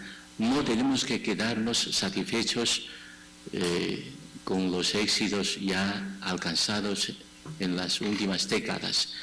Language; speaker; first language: Spanish; non-native, fluent; Chinese